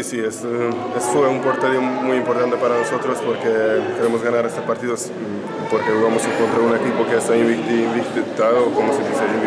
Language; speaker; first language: Spanish; non-native, fluent; Hungarian